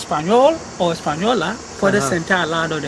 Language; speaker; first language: Spanish; non-native, learner; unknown